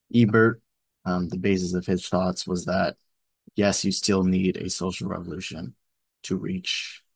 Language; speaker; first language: English; native; English